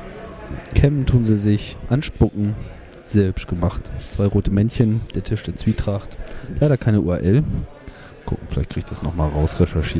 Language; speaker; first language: German; native; German